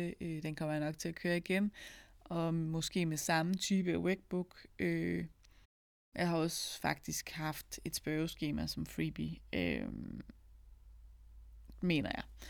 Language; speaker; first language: Danish; native; Danish